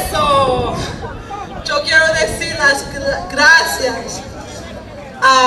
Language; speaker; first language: Spanish; early bilingual, heritage; Spanish